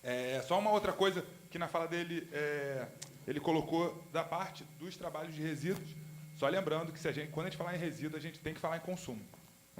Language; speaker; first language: Portuguese; native; Portuguese